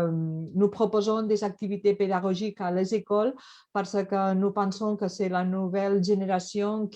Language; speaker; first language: French; non-native, learner; Catalan